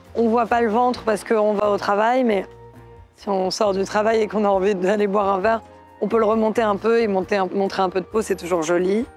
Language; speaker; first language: French; native; French